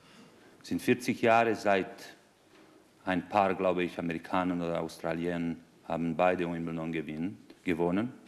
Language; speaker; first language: German; non-native, fluent; Romanian